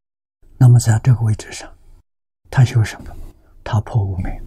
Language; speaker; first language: Chinese; native; Chinese